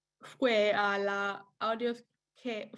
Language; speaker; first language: Spanish; non-native, learner; English